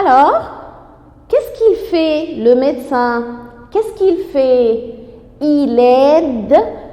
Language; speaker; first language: French; non-native, fluent; Arabic